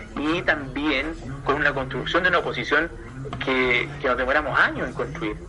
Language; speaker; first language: Spanish; native; Spanish